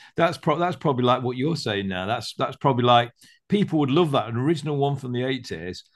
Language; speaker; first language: English; native; English